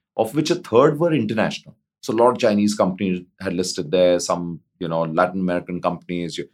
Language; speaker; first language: English; non-native, local second language; Hindi